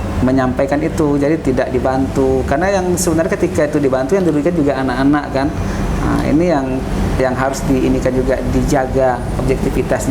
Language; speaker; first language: Indonesian; native; Indonesian